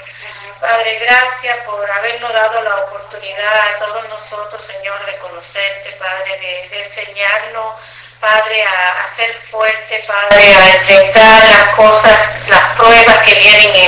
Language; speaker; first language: Spanish; native; Spanish